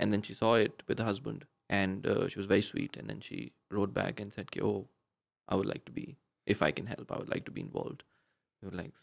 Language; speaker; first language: English; non-native, local second language; Urdu